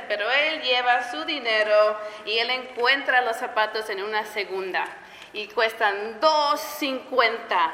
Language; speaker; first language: Spanish; early bilingual, heritage; Spanish